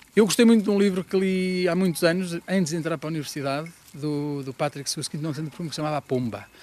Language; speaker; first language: Portuguese; native; Portuguese